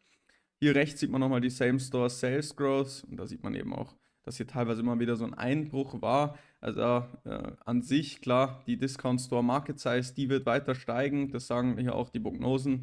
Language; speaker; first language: German; native; German